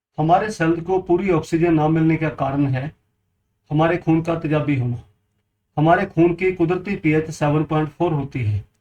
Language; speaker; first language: Hindi; non-native, local second language; Punjabi